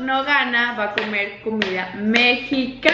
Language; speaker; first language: Spanish; early bilingual, heritage; Spanish